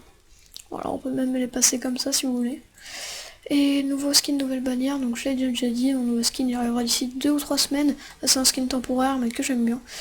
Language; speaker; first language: French; native; French